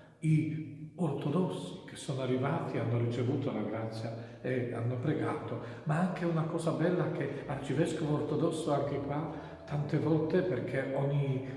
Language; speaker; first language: Italian; non-native, learner; Polish